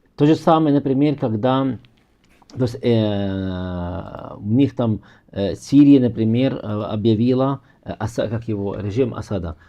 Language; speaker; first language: Russian; non-native, fluent; Arabic